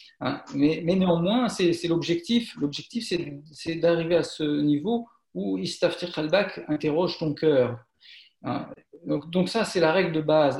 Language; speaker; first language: French; native; French